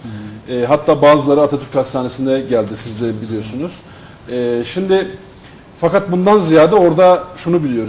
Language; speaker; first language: Turkish; native; Turkish